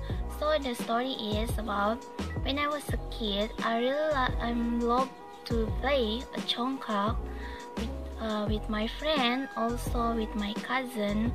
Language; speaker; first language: English; non-native, learner; Malay